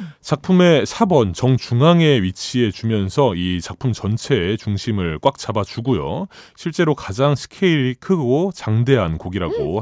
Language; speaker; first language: Korean; native; Korean